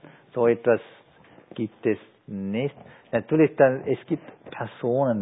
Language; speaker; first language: German; non-native, fluent; Sinhala